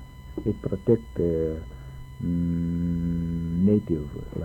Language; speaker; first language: English; non-native, learner; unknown